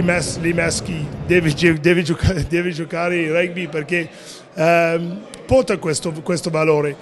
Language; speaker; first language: Italian; non-native, learner; English